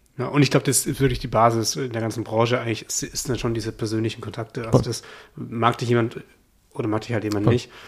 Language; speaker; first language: German; native; German